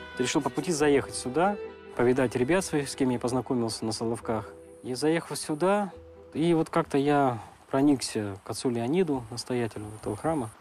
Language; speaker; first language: Russian; non-native, local second language; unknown